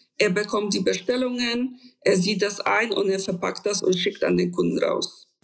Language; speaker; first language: German; non-native, fluent; Polish